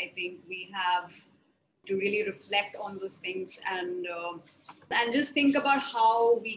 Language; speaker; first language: English; non-native, local second language; Hindi